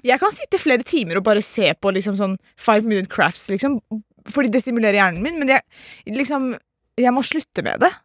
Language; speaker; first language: Norwegian; early bilingual, other home language; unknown